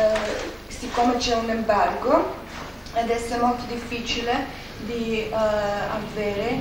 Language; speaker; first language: Italian; non-native, fluent; Serbian